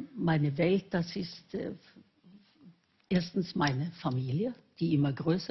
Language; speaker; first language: German; non-native, fluent; Norwegian